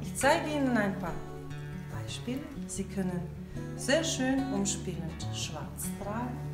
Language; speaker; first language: German; non-native, fluent; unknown